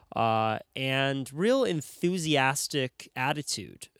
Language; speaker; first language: English; native; English